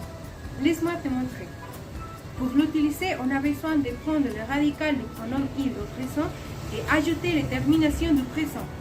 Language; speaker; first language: French; non-native, learner; Spanish